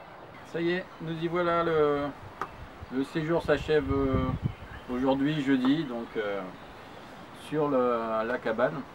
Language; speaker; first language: French; native; French